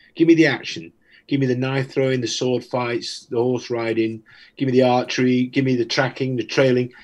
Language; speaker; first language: English; native; English